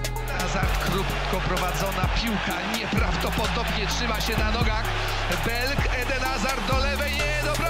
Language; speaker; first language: Polish; native; Polish